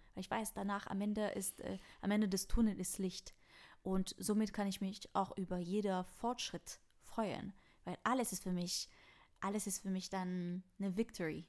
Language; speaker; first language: German; non-native, fluent; French